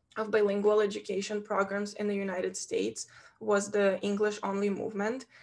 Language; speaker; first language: English; non-native, fluent; Ukrainian